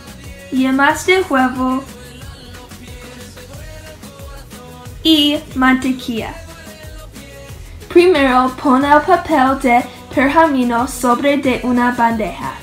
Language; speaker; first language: Spanish; non-native, learner; English